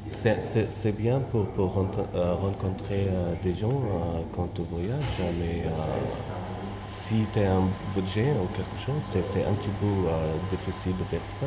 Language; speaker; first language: French; non-native, fluent; Arabic